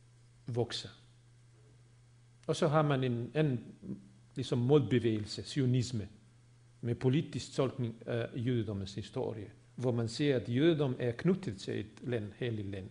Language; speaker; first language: Swedish; non-native, fluent; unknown